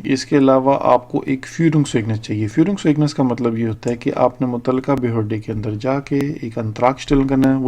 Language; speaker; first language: Urdu; native; Urdu